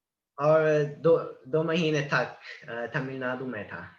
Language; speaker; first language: Hindi; non-native, learner; Italian